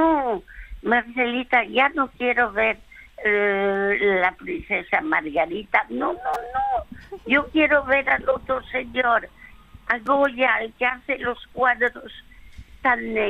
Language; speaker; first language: Spanish; early bilingual, other home language; French